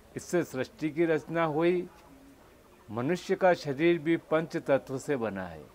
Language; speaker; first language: Hindi; native; Hindi